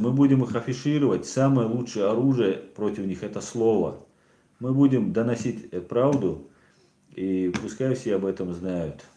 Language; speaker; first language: Russian; non-native, local second language; Chechen